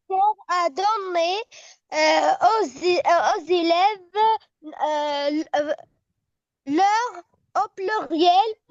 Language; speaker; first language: French; non-native, learner; Arabic